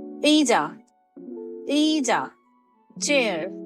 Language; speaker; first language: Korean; non-native, learner; Hindi